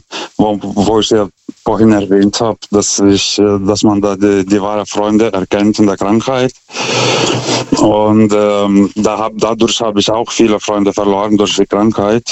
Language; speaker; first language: German; non-native, fluent; Lithuanian